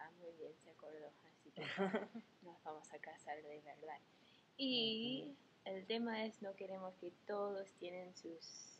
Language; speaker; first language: Spanish; non-native, fluent; English